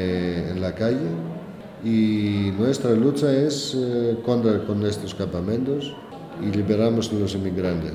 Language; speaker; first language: Spanish; non-native, learner; Greek